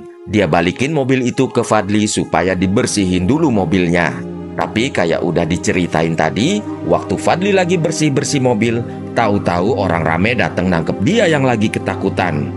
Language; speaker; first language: Indonesian; native; Indonesian